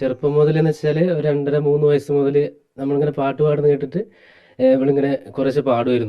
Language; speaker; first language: Malayalam; native; Malayalam